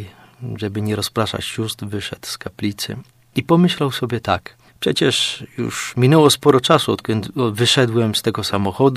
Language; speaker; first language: Polish; native; Polish